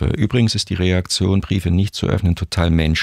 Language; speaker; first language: German; native; German